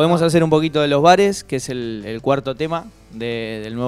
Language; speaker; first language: Spanish; native; Spanish